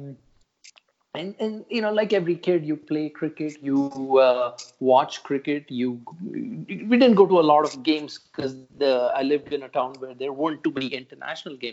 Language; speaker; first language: English; non-native, local second language; Marathi